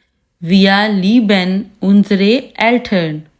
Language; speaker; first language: German; non-native, learner; Urdu